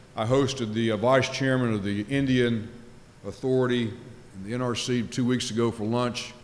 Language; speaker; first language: English; native; English